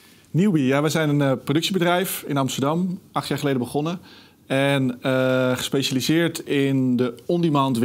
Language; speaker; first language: Dutch; native; Dutch